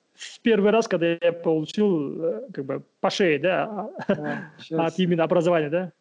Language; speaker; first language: Russian; non-native, local second language; Kazakh